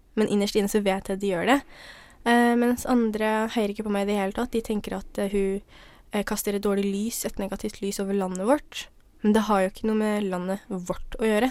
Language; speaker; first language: Norwegian; early bilingual, other home language; Somali